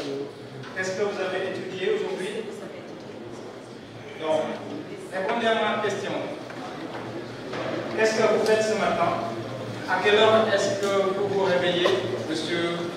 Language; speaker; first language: French; non-native, fluent; Indonesian